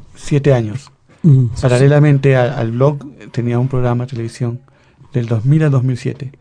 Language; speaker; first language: Spanish; native; Spanish